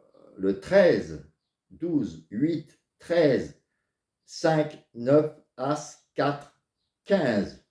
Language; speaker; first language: French; native; French